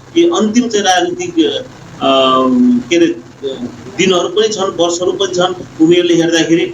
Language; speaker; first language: Nepali; non-native, local second language; Rana Tharu